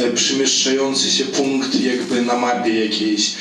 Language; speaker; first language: Polish; non-native, fluent; Belarusian